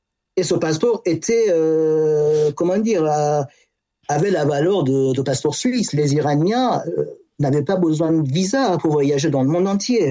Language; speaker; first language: French; non-native, fluent; Persian